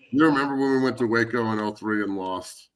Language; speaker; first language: English; native; English